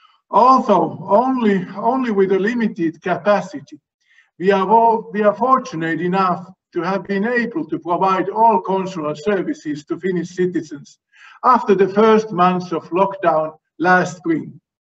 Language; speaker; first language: English; non-native, fluent; Finnish